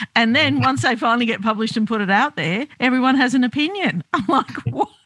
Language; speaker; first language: English; native; English